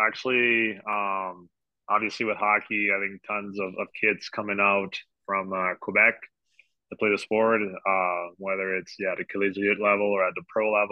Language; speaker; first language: English; non-native, fluent; French